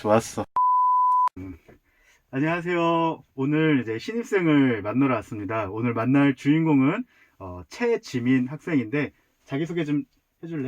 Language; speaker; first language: Korean; native; Korean